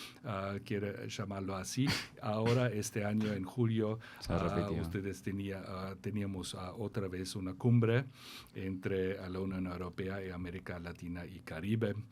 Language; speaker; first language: Spanish; non-native, fluent; German